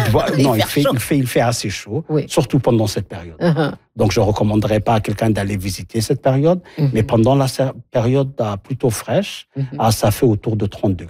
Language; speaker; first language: French; non-native, local second language; Somali